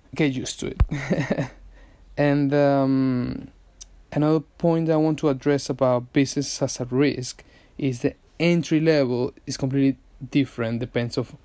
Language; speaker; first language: English; non-native, fluent; Spanish